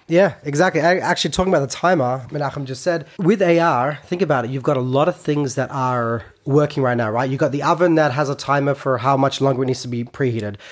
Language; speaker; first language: English; non-native, fluent; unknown